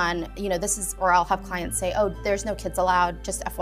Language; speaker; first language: English; native; English